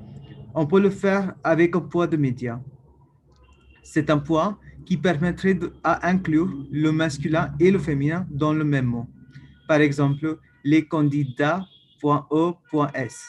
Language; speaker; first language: French; non-native, fluent; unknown